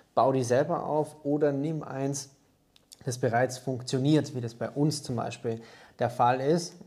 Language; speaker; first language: German; native; German